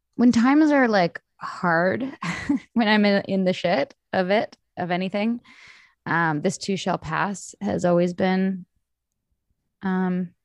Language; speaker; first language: English; native; English